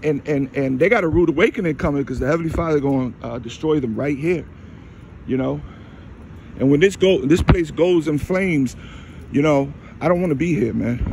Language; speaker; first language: English; native; English